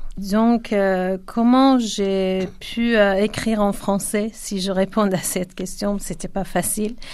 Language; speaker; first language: French; non-native, fluent; Kurdish